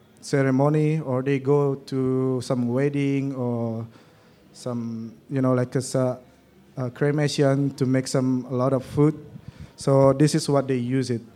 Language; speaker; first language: English; non-native, learner; Indonesian